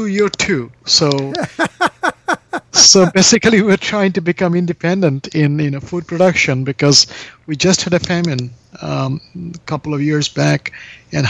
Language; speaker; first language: English; non-native, local second language; Bangla